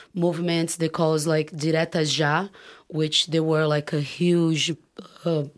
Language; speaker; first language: English; non-native, fluent; Portuguese